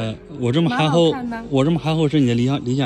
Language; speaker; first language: Chinese; native; Chinese